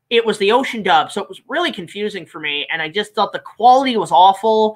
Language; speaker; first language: English; native; English